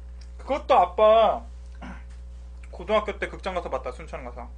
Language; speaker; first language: Korean; native; Korean